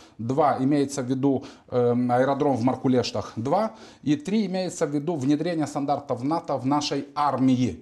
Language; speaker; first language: Russian; non-native, local second language; Romanian